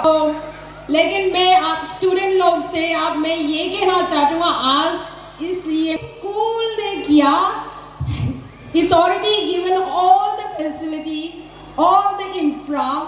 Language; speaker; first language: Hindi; non-native, local second language; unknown